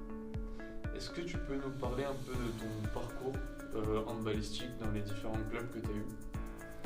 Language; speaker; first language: French; native; French